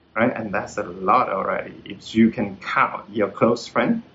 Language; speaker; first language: English; non-native, fluent; Vietnamese